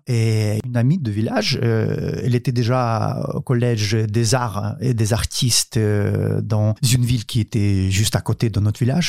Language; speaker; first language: French; non-native, fluent; Ukrainian